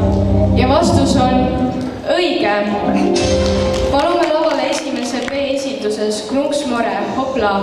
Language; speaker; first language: Estonian; native; Estonian